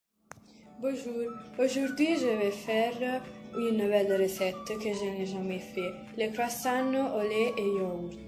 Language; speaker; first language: French; non-native, learner; Italian